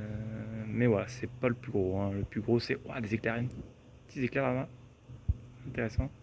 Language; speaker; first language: French; native; French